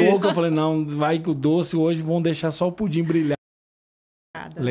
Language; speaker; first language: Portuguese; native; Portuguese